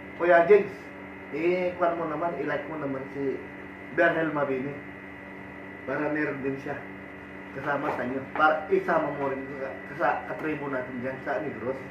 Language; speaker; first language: Filipino; non-native, local second language; Iloko